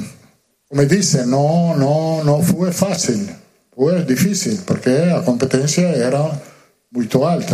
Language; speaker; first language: Portuguese; non-native, learner; Spanish